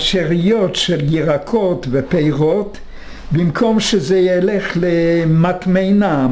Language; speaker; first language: Hebrew; non-native, fluent; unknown